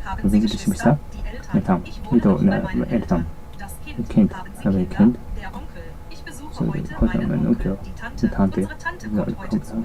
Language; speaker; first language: German; non-native, learner; Japanese